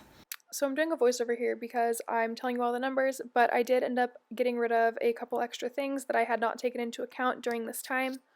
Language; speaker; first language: English; native; English